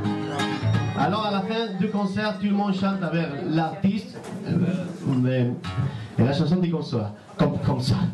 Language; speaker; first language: French; non-native, learner; Spanish